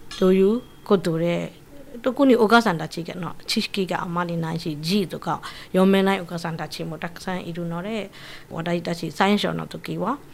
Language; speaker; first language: Japanese; non-native, fluent; Burmese